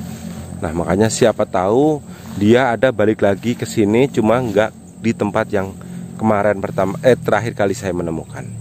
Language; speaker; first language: Indonesian; native; Indonesian